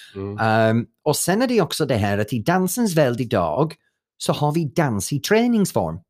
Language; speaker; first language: Swedish; non-native, fluent; English